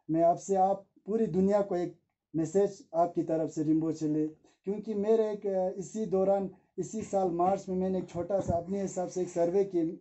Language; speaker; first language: Hindi; non-native, local second language; Ladakhi